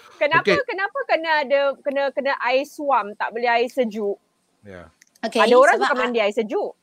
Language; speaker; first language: Malay; native; Malay